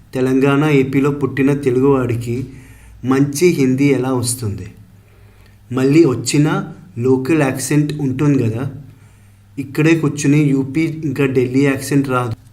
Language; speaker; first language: Telugu; early bilingual, heritage; Telugu